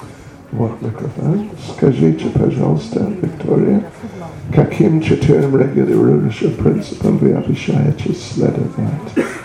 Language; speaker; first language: Russian; non-native, learner; English